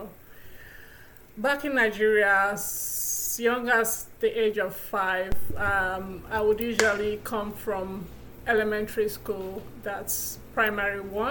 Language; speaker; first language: English; non-native, local second language; Igbo